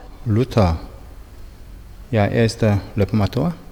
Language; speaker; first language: German; non-native, fluent; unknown